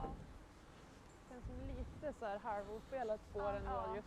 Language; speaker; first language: Swedish; native; Swedish